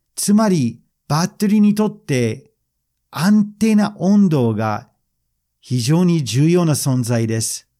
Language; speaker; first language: Japanese; non-native, fluent; English